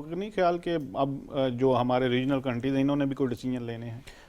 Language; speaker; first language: Urdu; native; Urdu